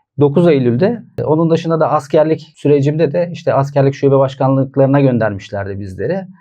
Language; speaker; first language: Turkish; native; Turkish